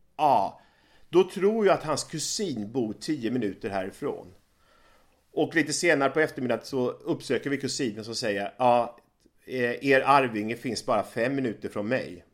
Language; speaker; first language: Swedish; native; Swedish